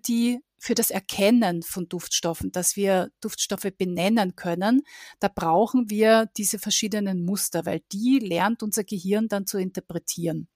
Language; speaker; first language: German; native; German